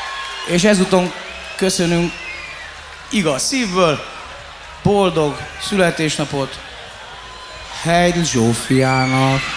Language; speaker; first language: Hungarian; native; Hungarian